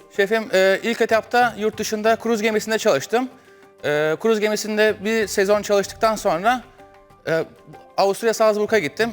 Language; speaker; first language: Turkish; native; Turkish